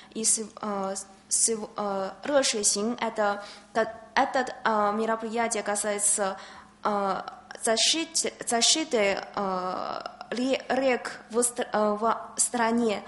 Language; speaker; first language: Russian; non-native, learner; Chinese